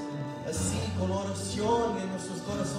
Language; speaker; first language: Spanish; non-native, learner; English